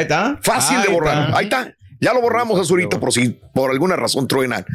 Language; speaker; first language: Spanish; native; Spanish